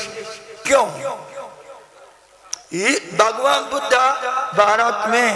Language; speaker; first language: Hindi; non-native, learner; Japanese